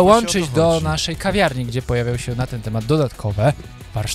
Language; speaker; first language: Polish; native; Polish